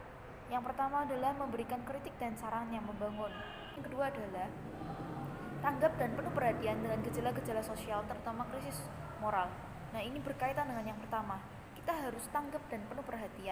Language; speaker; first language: Indonesian; native; Indonesian